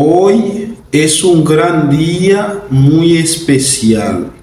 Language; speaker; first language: Spanish; non-native, fluent; Haitian Creole